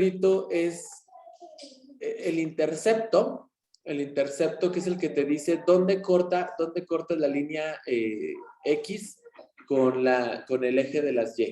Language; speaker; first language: Spanish; native; Spanish